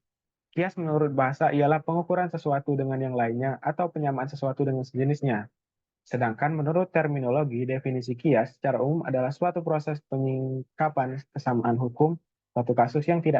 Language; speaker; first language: Indonesian; native; Indonesian